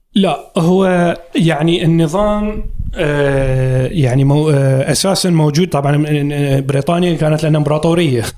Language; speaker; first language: Arabic; native; Arabic